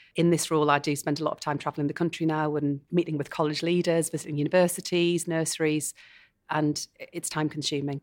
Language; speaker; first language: English; native; English